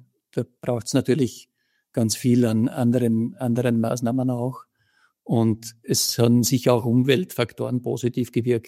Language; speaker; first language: German; native; German